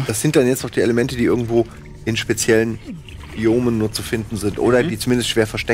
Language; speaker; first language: German; native; German